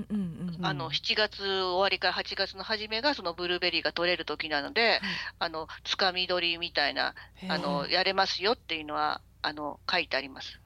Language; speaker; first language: Japanese; native; Japanese